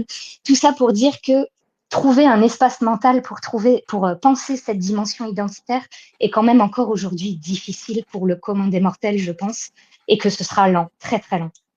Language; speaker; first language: French; native; French